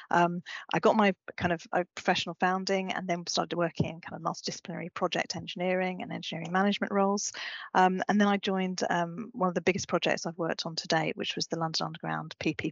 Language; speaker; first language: English; native; English